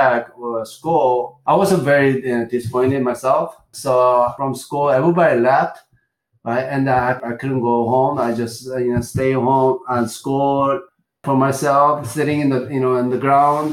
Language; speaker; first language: English; non-native, learner; Korean